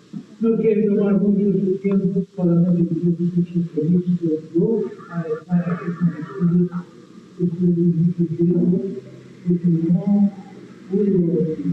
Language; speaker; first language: Spanish; non-native, learner; Persian